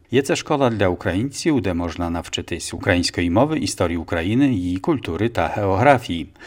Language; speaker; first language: Ukrainian; native; Ukrainian